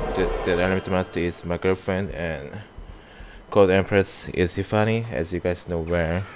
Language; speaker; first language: English; non-native, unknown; Korean